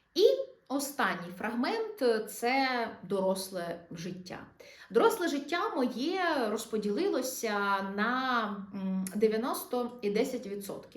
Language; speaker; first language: Ukrainian; non-native, local second language; Russian